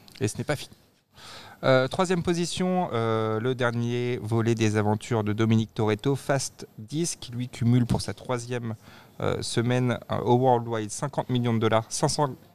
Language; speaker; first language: French; native; French